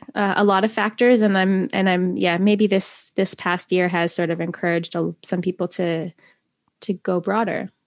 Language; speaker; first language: English; native; English